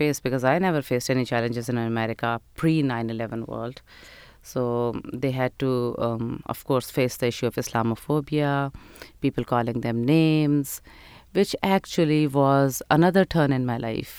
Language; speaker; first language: English; non-native, local second language; Urdu